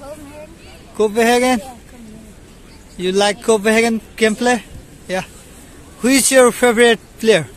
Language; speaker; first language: English; non-native, learner; Nepali